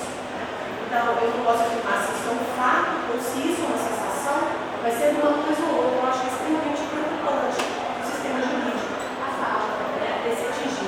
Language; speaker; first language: Portuguese; native; Portuguese